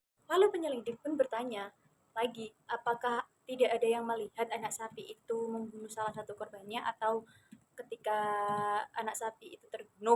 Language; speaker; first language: Indonesian; native; Indonesian